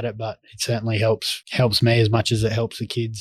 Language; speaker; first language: English; native; English